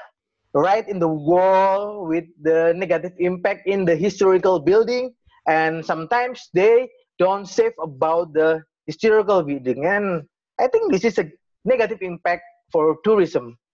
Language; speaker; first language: English; non-native, learner; Indonesian